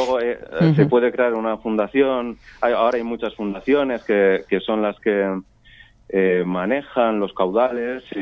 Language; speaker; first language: Spanish; native; Spanish